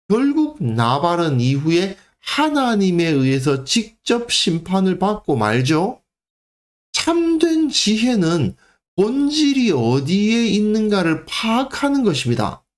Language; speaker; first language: Korean; native; Korean